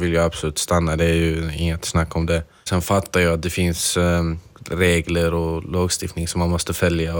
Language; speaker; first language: Swedish; non-native, fluent; Arabic